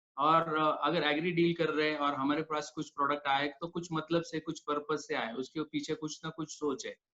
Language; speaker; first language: Hindi; non-native, local second language; Marathi